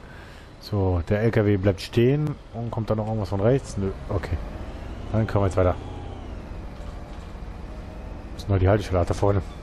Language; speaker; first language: German; native; German